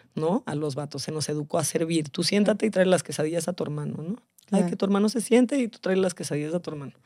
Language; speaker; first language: Spanish; early bilingual, heritage; Spanish